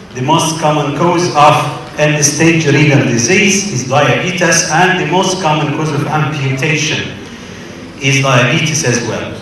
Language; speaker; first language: English; non-native, fluent; Arabic